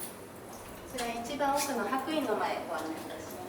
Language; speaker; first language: Japanese; native; Japanese